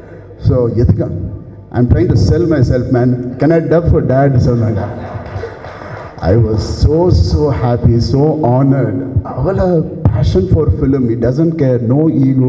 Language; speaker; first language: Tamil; non-native, learner; Telugu